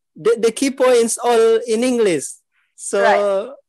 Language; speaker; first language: English; non-native, fluent; Malay